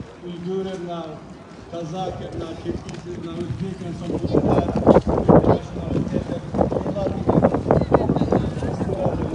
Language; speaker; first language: Swedish; non-native, fluent; Uyghur